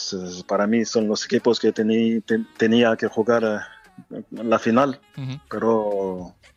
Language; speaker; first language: Spanish; non-native, fluent; French